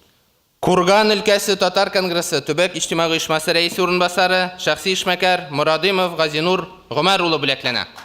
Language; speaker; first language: Tatar; native; Tatar